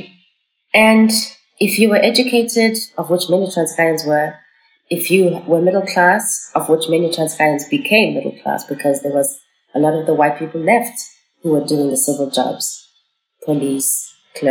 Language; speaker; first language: English; non-native, local second language; Xhosa